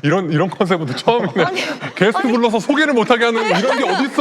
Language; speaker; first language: Korean; native; Korean